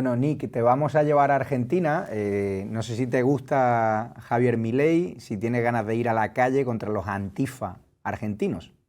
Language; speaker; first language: Spanish; native; Spanish